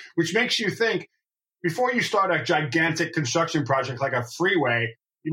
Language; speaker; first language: English; native; English